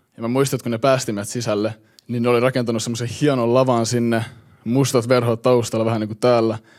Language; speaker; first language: Finnish; early bilingual, heritage; Finnish